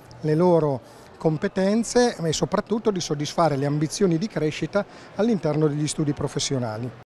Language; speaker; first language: Italian; native; Italian